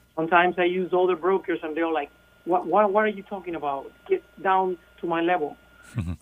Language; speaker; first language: English; non-native, fluent; Spanish